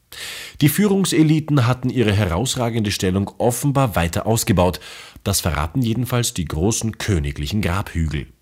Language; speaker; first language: German; native; German